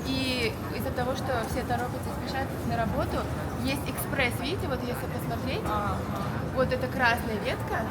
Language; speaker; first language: Russian; native; Russian